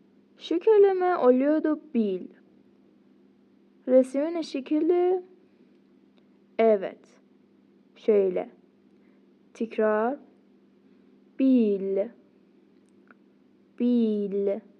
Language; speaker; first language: Turkish; non-native, fluent; Persian